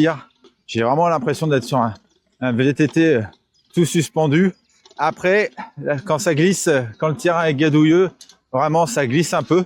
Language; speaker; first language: French; native; French